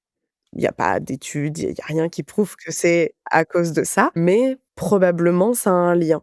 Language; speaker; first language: French; native; French